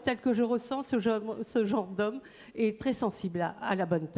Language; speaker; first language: French; native; French